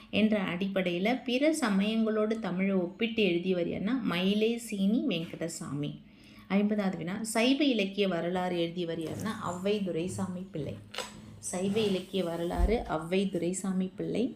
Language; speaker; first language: Tamil; native; Tamil